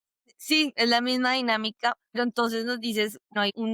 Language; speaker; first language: Spanish; native; Spanish